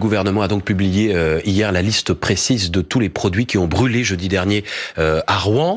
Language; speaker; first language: French; native; French